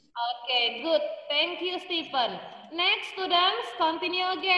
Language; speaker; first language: English; non-native, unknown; Indonesian